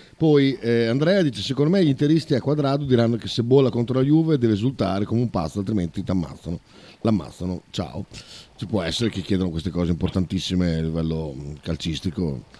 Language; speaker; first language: Italian; native; Italian